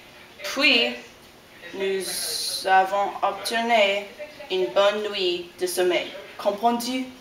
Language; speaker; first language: French; non-native, learner; English